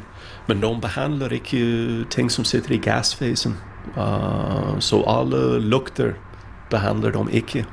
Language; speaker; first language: Swedish; non-native, fluent; English